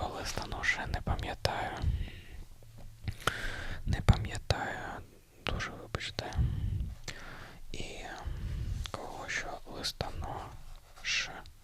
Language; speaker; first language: Ukrainian; non-native, learner; Russian